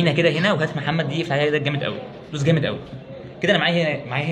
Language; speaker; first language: Arabic; native; Arabic